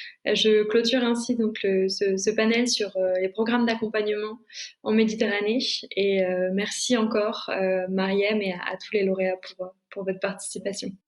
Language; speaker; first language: French; native; French